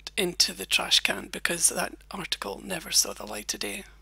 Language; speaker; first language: English; native; English